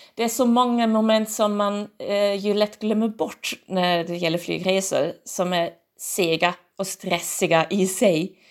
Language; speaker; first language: Swedish; non-native, fluent; German